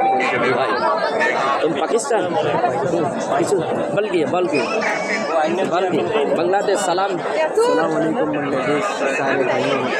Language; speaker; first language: Hindi; non-native, learner; Bangla